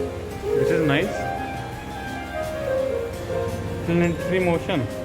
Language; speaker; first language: Hindi; native; Hindi